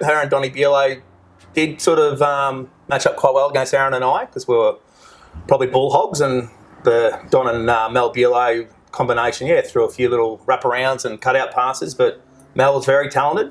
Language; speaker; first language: English; native; English